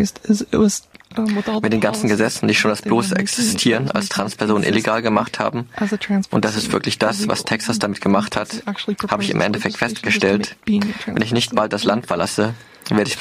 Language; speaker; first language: German; non-native, fluent; English